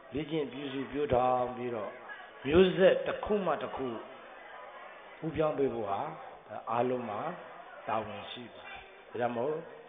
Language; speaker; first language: Burmese; non-native, local second language; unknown